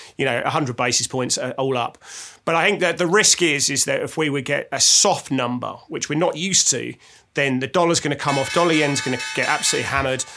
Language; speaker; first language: English; native; English